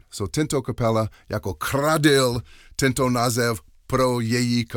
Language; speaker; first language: Czech; non-native, learner; English